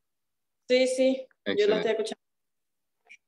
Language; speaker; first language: Spanish; native; Spanish